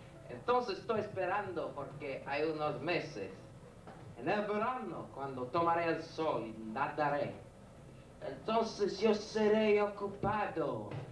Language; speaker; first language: Spanish; non-native, learner; English